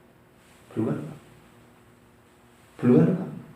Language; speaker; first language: Korean; native; Korean